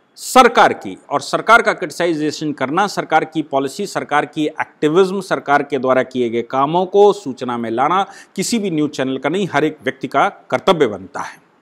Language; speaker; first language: Hindi; native; Hindi